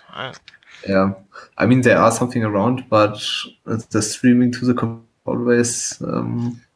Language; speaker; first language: English; non-native, fluent; German